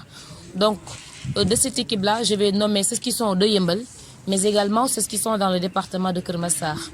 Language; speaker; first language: French; non-native, local second language; Wolof